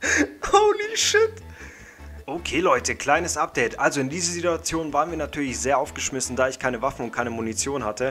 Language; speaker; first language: German; native; German